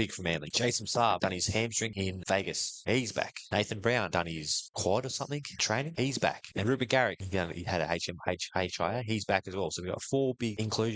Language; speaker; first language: English; native; English